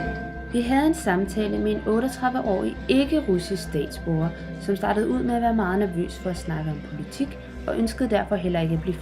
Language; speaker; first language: Danish; native; Danish